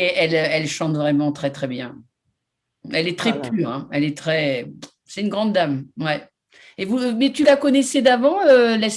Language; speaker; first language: French; native; French